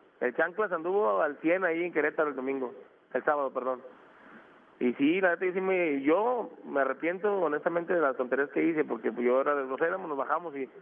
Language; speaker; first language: Spanish; native; Spanish